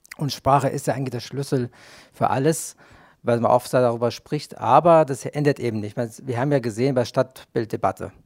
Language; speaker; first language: German; non-native, fluent; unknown